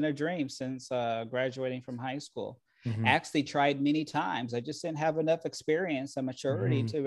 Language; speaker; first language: English; native; English